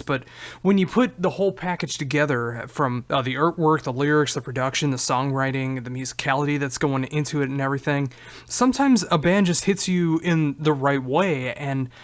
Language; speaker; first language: English; native; English